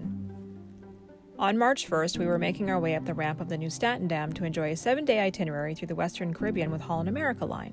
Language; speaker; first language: English; native; English